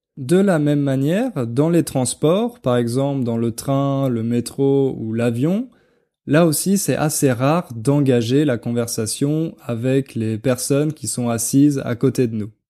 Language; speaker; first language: French; native; French